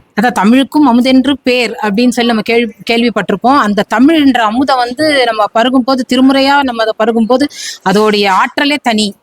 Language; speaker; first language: Tamil; non-native, local second language; Telugu